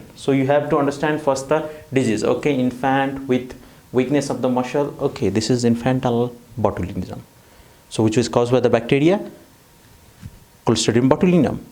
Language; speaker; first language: English; non-native, fluent; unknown